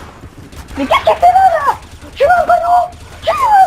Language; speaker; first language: French; native; French